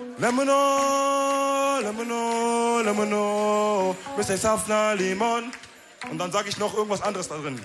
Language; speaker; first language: German; early bilingual, other home language; Wolof